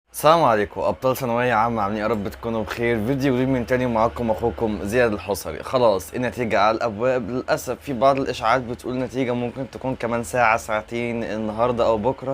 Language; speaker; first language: Arabic; native; Arabic